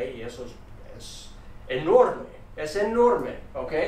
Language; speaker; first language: Spanish; non-native, fluent; English